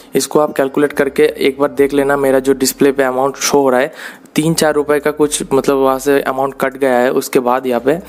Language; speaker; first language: Hindi; non-native, local second language; Bangla